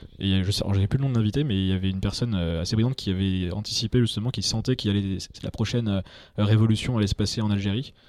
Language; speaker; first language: French; native; French